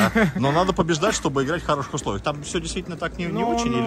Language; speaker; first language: Russian; native; Russian